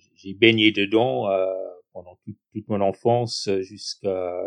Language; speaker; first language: French; non-native, fluent; English